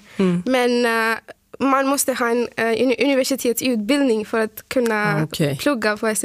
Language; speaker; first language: Swedish; non-native, fluent; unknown